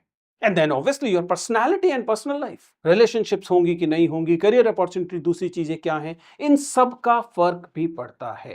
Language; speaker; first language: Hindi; native; Hindi